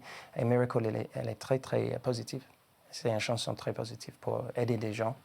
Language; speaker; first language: French; non-native, learner; English